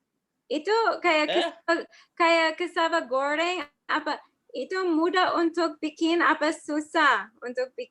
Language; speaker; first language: Indonesian; non-native, learner; English